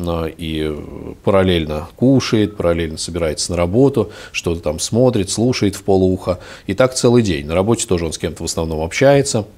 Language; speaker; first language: Russian; native; Russian